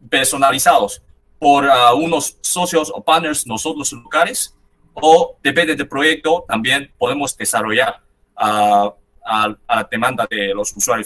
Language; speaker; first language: Spanish; non-native, fluent; Chinese